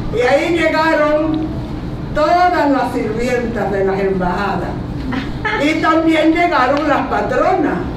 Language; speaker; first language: Spanish; native; Spanish